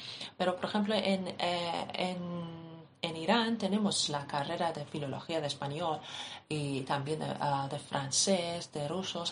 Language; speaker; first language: Spanish; non-native, fluent; Persian